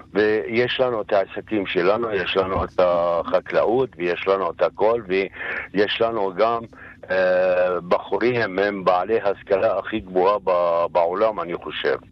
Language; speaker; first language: Hebrew; non-native, local second language; Arabic